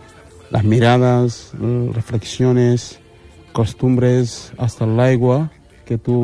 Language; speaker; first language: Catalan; early bilingual, other home language; Wolof